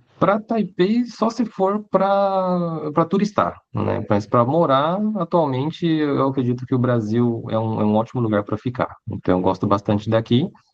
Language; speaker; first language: Portuguese; early bilingual, other home language; Chinese